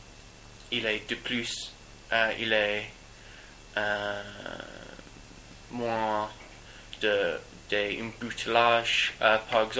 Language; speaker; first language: French; non-native, learner; English